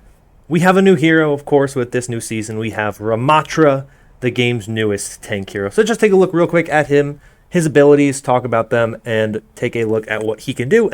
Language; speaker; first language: English; native; English